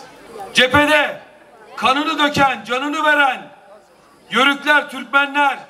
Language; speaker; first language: Turkish; native; Turkish